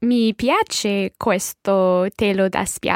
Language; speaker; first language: Italian; non-native, learner; English